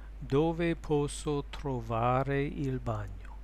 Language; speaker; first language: Italian; non-native, learner; English